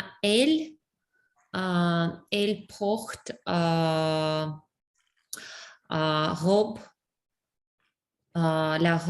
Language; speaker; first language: French; non-native, learner; English